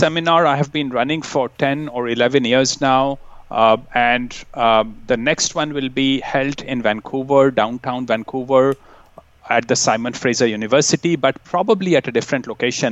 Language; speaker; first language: English; non-native, local second language; Hindi